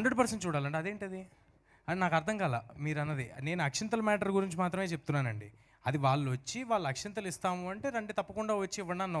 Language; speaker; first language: Telugu; native; Telugu